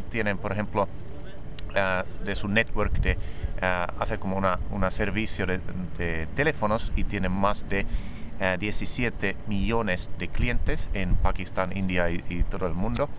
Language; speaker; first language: Spanish; non-native, fluent; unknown